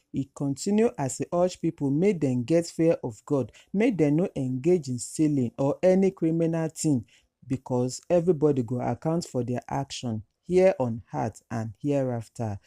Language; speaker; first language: Nigerian Pidgin; non-native, local second language; Yoruba